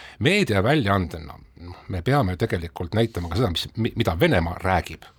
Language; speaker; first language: Estonian; non-native, local second language; Russian